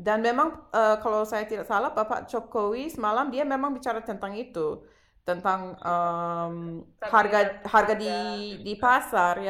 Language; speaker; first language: Indonesian; non-native, fluent; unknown